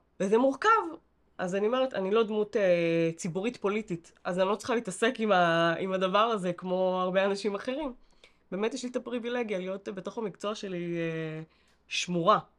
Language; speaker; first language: Hebrew; native; Hebrew